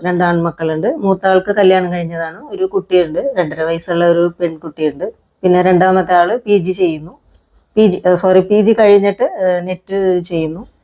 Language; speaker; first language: Malayalam; non-native, local second language; Konkani